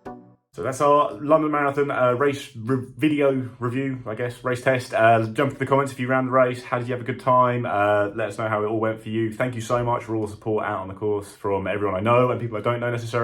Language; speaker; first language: English; native; English